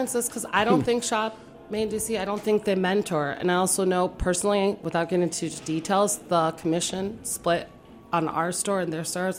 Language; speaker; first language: English; native; English